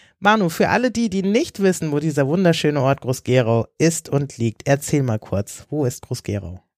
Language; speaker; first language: German; native; German